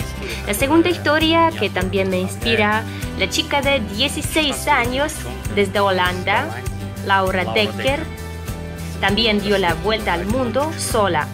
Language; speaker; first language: Spanish; non-native, fluent; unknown